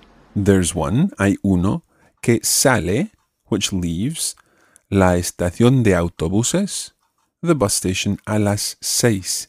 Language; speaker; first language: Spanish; non-native, fluent; English